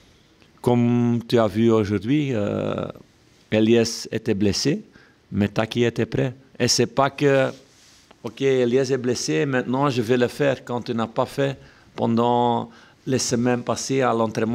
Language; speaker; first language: French; non-native, local second language; Dutch